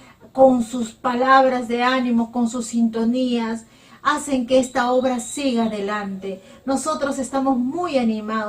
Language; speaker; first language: Spanish; native; Spanish